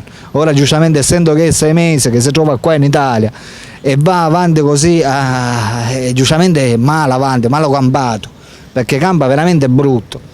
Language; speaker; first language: Italian; native; Italian